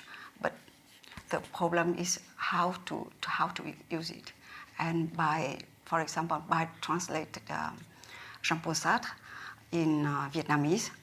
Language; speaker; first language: English; non-native, learner; Vietnamese